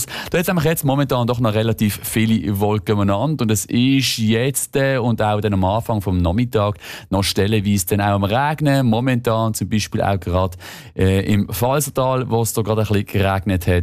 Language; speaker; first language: German; native; German